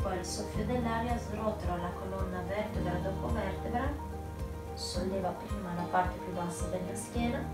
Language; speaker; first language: Italian; native; Italian